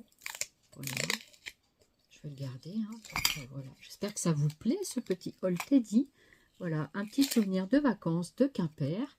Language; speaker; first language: French; native; French